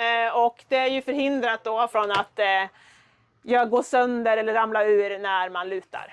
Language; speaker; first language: Swedish; native; Swedish